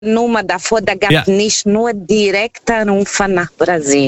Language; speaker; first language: German; non-native, fluent; Portuguese